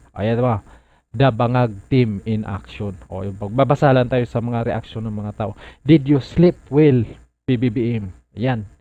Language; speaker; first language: Filipino; non-native, local second language; Cebuano